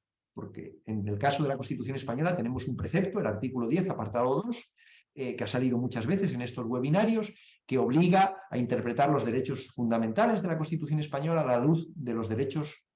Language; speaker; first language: Spanish; native; Spanish